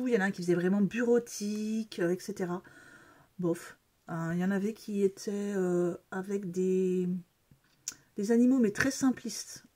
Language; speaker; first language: French; native; French